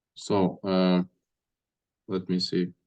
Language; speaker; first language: English; non-native, fluent; Russian